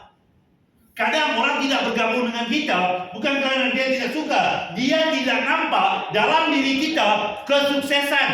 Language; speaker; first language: Indonesian; non-native, fluent; Tamil